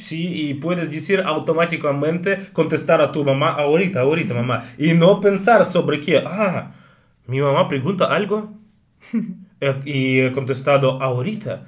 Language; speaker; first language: Spanish; non-native, fluent; Russian